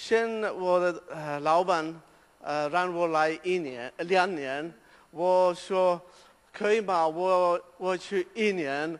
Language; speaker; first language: Chinese; non-native, learner; Persian